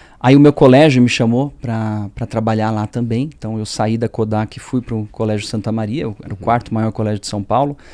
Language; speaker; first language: Portuguese; early bilingual, other home language; French